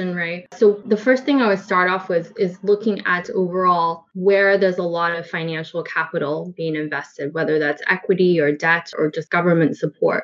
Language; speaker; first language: English; native; English